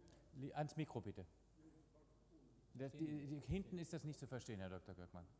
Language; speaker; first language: German; native; German